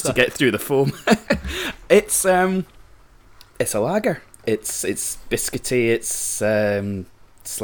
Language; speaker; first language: English; native; English